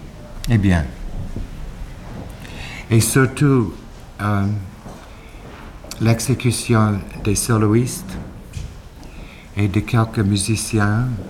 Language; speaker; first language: French; non-native, fluent; English